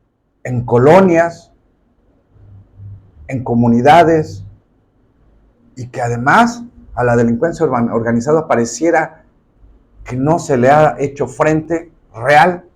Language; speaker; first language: Spanish; native; Spanish